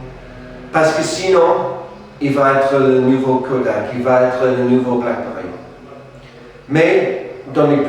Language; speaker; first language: French; non-native, fluent; English